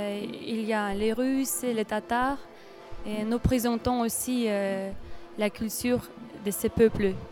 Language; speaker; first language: French; non-native, learner; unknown